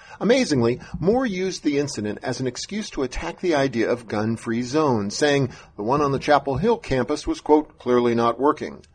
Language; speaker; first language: English; native; English